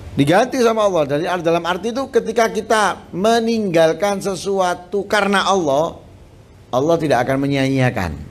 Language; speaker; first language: Indonesian; native; Indonesian